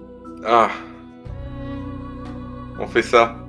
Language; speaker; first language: French; native; French